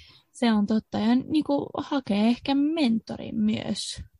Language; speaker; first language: Finnish; non-native, fluent; Swedish